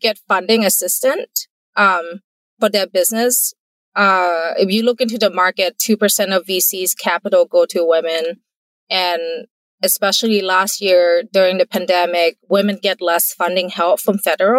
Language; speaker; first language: English; non-native, fluent; Thai